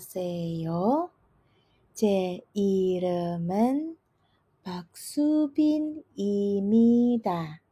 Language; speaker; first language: Korean; non-native, fluent; Indonesian